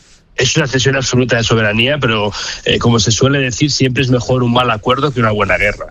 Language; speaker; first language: Spanish; native; Spanish